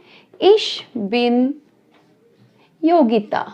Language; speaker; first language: German; non-native, fluent; Hindi